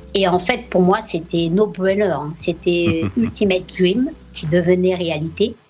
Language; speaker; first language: French; native; French